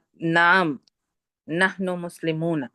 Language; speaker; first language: Arabic; non-native, learner; Urdu